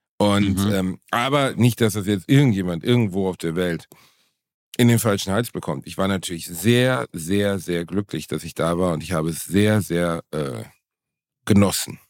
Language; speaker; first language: German; native; German